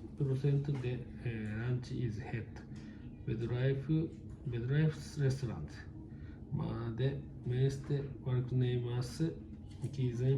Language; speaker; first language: Dutch; non-native, learner; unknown